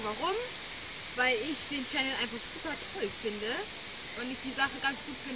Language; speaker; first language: German; native; German